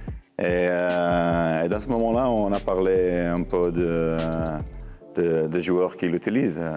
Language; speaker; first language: French; non-native, learner; Portuguese